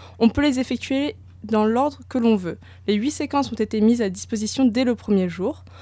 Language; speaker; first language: French; native; French